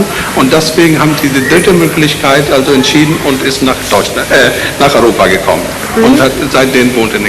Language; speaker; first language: German; non-native, learner; Urdu